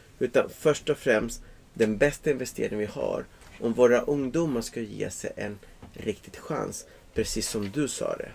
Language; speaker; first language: Swedish; non-native, fluent; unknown